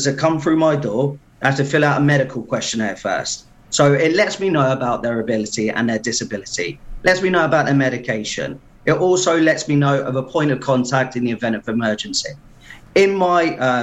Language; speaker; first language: English; native; English